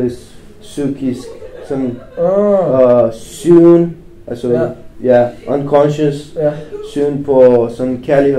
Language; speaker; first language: Danish; non-native, fluent; Romanian